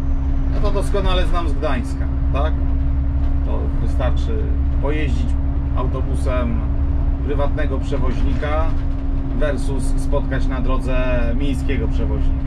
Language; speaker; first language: Polish; native; Polish